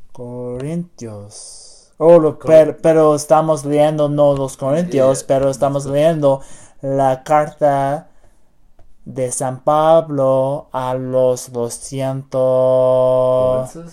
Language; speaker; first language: Spanish; non-native, learner; English